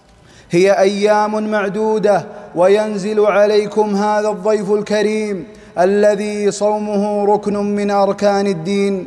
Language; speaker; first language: Arabic; native; Arabic